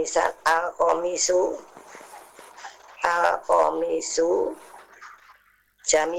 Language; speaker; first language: Arabic; non-native, learner; Indonesian